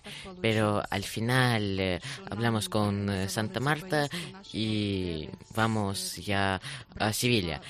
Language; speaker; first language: Spanish; non-native, learner; Ukrainian